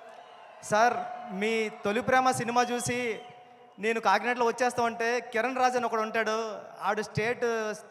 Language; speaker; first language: Telugu; native; Telugu